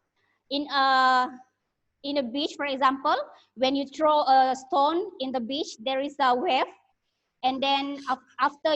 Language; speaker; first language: English; non-native, learner; Indonesian